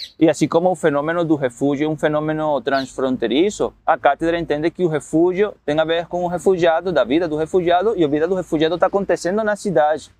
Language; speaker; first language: Portuguese; non-native, fluent; Spanish